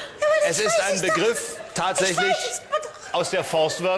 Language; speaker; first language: German; native; German